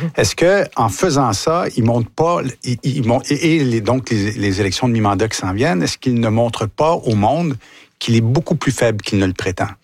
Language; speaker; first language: French; native; French